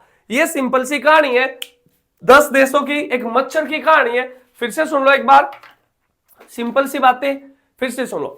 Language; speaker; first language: Hindi; native; Hindi